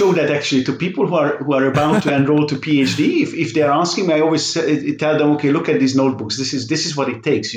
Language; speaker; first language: English; non-native, fluent; Hungarian